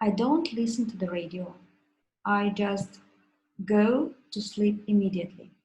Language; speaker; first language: English; non-native, fluent; Russian